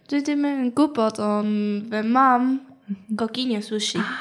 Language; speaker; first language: Welsh; non-native, learner; Spanish